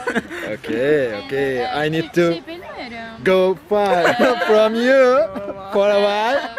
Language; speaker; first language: English; non-native, fluent; Turkish